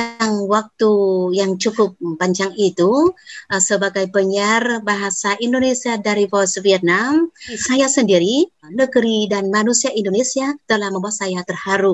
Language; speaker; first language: Indonesian; non-native, fluent; Vietnamese